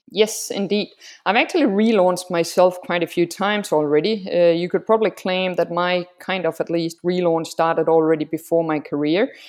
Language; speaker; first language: English; non-native, fluent; Danish